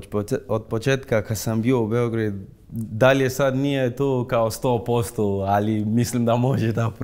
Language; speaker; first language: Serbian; non-native, fluent; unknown